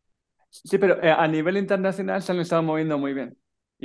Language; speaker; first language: Spanish; native; Spanish